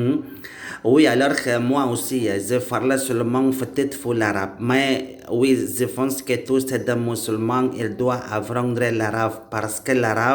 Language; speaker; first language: French; non-native, learner; Indonesian